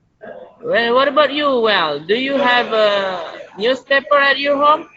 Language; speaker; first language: English; non-native, learner; Indonesian